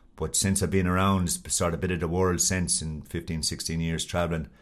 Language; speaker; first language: English; native; English